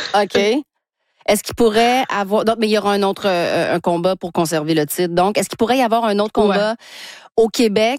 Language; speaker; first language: French; native; French